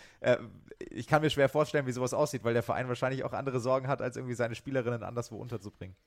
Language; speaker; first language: German; native; German